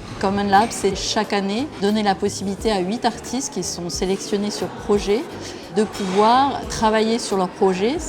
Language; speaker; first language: French; native; French